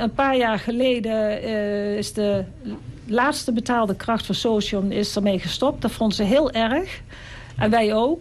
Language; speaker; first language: Dutch; native; Dutch